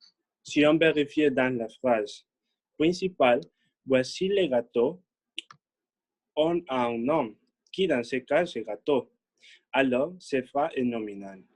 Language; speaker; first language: French; non-native, learner; Spanish